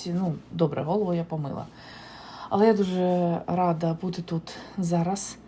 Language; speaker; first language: Ukrainian; non-native, local second language; Russian